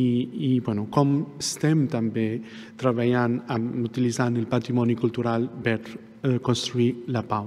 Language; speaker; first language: Catalan; non-native, fluent; Arabic